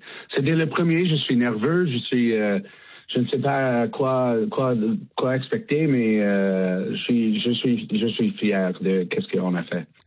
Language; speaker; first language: French; non-native, fluent; English